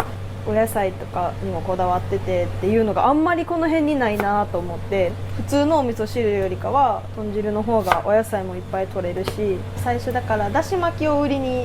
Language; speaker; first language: Japanese; native; Japanese